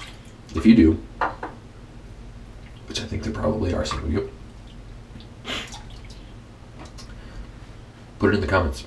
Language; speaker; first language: English; native; English